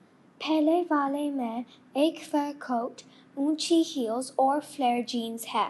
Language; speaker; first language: Hindi; early bilingual, heritage; Hindi